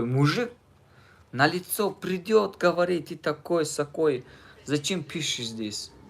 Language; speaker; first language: Russian; non-native, learner; Tajik